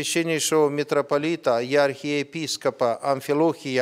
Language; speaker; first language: Russian; non-native, fluent; Romanian